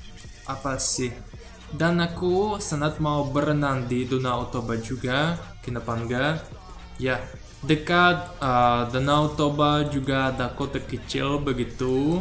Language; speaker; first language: Indonesian; non-native, learner; Russian